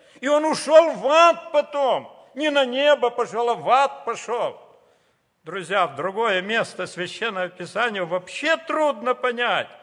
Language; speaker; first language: Russian; native; Russian